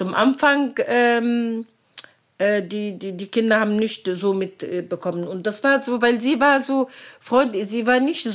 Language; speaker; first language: German; non-native, learner; Arabic